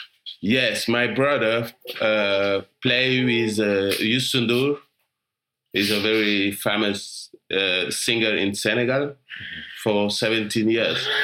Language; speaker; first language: English; non-native, learner; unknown